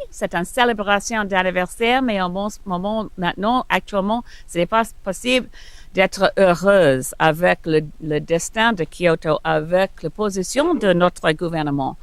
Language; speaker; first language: French; non-native, learner; English